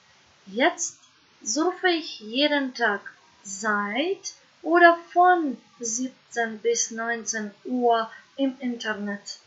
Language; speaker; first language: German; non-native, fluent; Macedonian